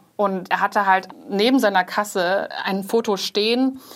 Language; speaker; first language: German; non-native, fluent; Chinese